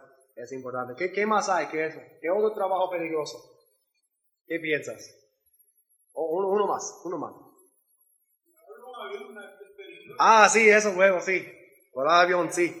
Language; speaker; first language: Spanish; non-native, learner; English